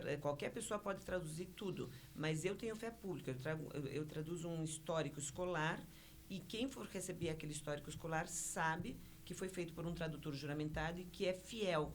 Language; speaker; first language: Portuguese; early bilingual, other home language; Spanish